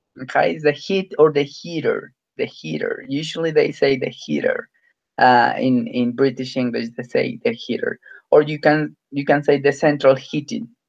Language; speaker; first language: English; non-native, fluent; Spanish